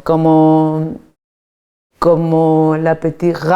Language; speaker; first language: French; non-native, fluent; Spanish